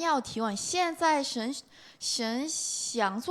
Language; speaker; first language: Chinese; non-native, learner; Korean